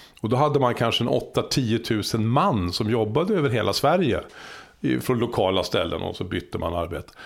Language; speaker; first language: Swedish; native; Swedish